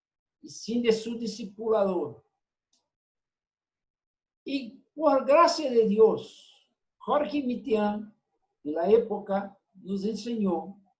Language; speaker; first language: Spanish; non-native, fluent; Portuguese